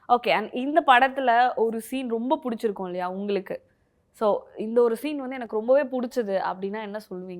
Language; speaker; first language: Tamil; native; Tamil